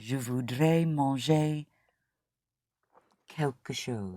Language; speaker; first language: French; non-native, learner; English